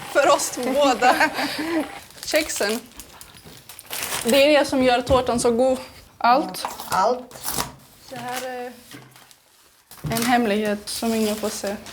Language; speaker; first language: Swedish; early bilingual, other home language; Serbian